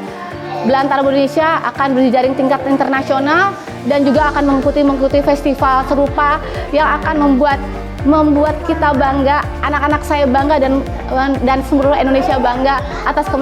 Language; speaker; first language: Indonesian; native; Indonesian